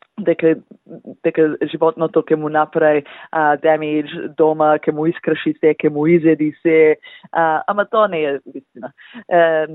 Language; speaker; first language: Macedonian; early bilingual, heritage; Macedonian